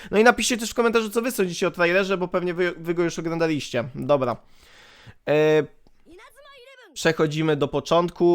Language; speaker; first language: Polish; native; Polish